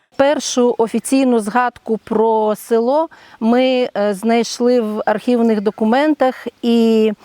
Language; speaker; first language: Ukrainian; native; Ukrainian